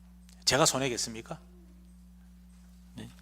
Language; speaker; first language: Korean; native; Korean